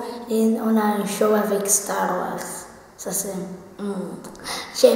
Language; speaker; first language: French; non-native, local second language; Dutch